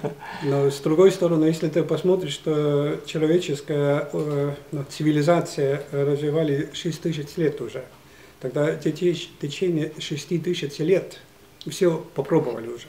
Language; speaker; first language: Russian; non-native, fluent; Estonian